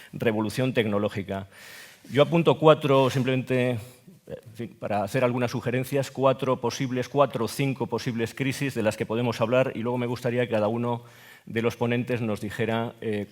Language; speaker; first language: Spanish; native; Spanish